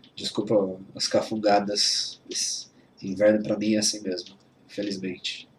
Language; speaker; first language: Portuguese; native; Portuguese